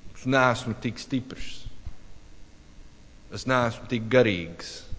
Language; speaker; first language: Latvian; non-native, learner; English